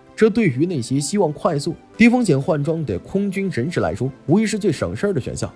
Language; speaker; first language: Chinese; native; Chinese